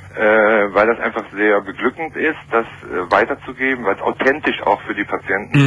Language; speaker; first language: German; native; German